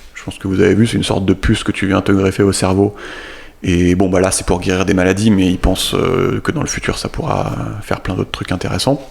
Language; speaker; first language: French; native; French